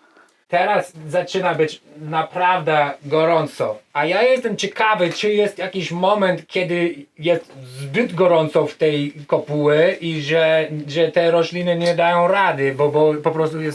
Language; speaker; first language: Polish; non-native, learner; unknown